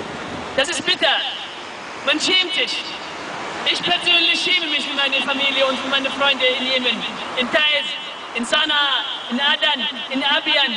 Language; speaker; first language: German; non-native, fluent; Arabic